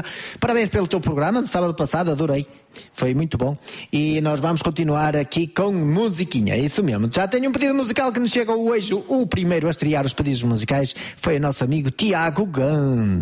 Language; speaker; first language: Portuguese; native; Portuguese